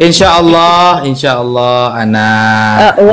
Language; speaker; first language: Arabic; non-native, learner; Indonesian